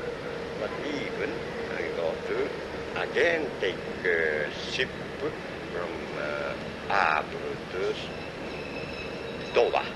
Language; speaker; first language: English; non-native, learner; Japanese